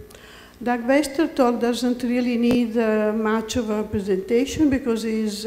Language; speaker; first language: English; non-native, fluent; Italian